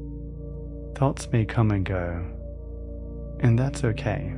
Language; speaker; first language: English; native; English